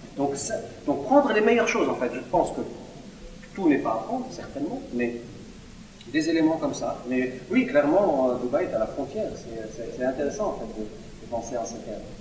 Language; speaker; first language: French; non-native, local second language; Arabic